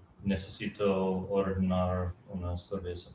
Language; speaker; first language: Spanish; non-native, learner; English